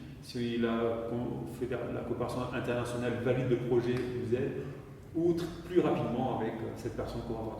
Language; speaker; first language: French; native; French